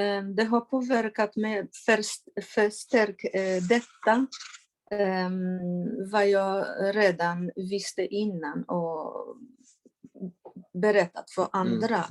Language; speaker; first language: Swedish; non-native, fluent; Polish